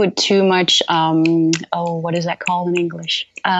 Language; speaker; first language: English; non-native, fluent; Dutch